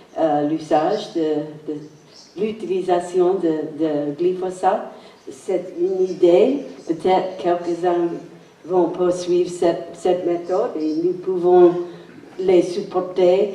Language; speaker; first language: French; non-native, local second language; English